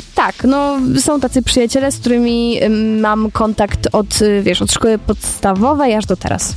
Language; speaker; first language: Polish; native; Polish